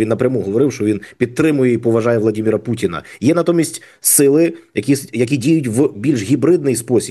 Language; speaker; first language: Ukrainian; native; Ukrainian